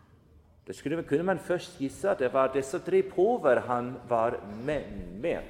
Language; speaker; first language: Swedish; non-native, fluent; German